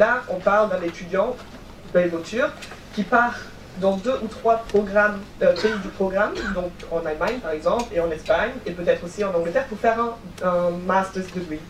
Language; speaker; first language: French; native; French